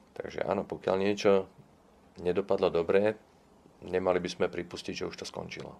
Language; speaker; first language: Slovak; non-native, local second language; Czech